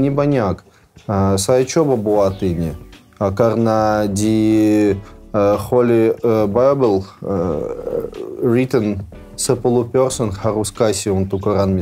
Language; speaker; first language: Indonesian; non-native, learner; Russian